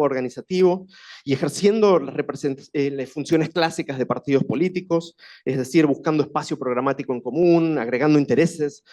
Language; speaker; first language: Spanish; native; Spanish